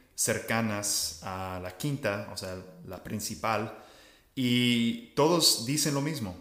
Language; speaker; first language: Spanish; non-native, fluent; English